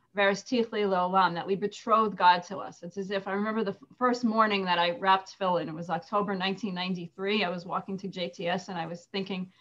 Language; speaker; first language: English; native; English